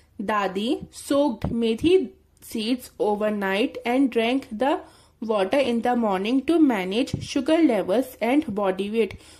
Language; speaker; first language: Hindi; native; Hindi